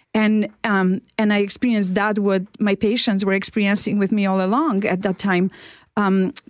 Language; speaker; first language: English; non-native, fluent; Polish